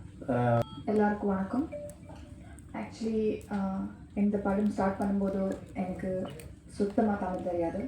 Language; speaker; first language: Tamil; non-native, learner; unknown